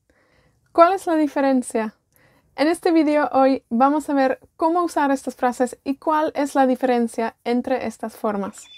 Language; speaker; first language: Spanish; non-native, fluent; Welsh